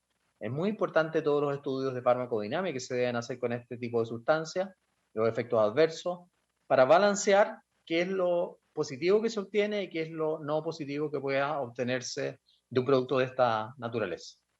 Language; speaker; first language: Spanish; native; Spanish